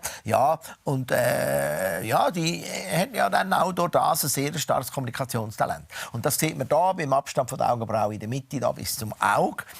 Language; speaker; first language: German; native; German